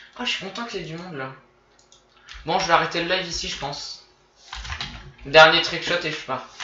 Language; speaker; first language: French; native; French